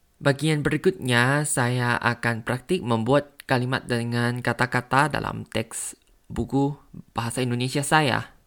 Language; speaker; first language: Indonesian; non-native, learner; Thai